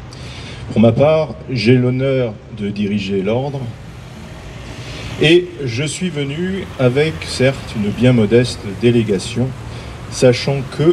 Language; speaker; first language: French; native; French